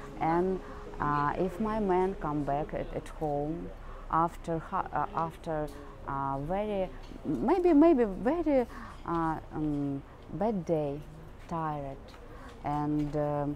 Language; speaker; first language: English; non-native, learner; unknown